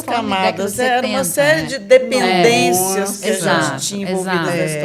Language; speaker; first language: Portuguese; native; Portuguese